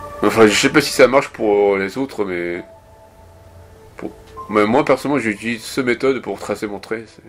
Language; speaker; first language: French; non-native, fluent; Japanese